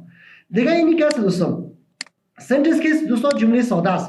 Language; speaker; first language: Persian; native; Persian